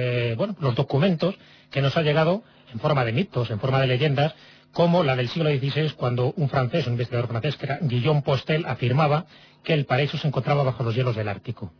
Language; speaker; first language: Spanish; native; Spanish